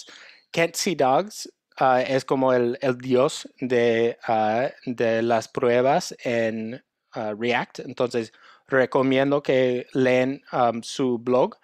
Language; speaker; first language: Spanish; non-native, fluent; English